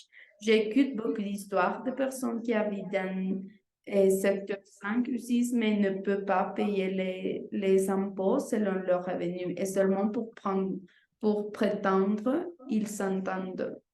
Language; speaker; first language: French; non-native, learner; Spanish